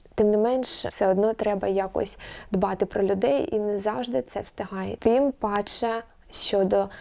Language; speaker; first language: Ukrainian; non-native, local second language; Russian